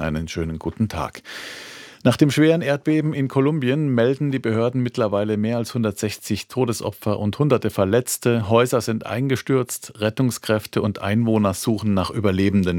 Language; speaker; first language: German; native; German